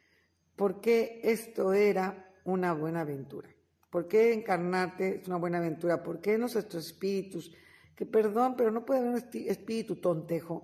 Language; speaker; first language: Spanish; native; Spanish